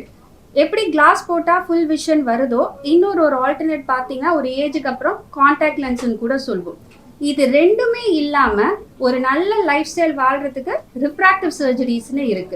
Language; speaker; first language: Tamil; native; Tamil